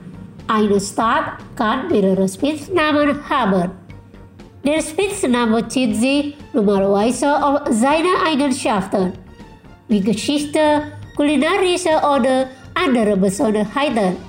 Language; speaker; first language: German; non-native, learner; Indonesian